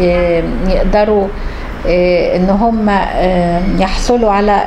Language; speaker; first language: Arabic; native; Arabic